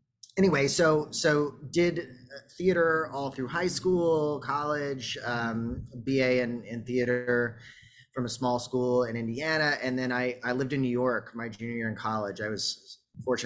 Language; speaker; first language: English; native; English